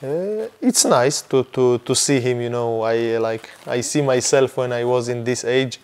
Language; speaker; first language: English; non-native, fluent; Hebrew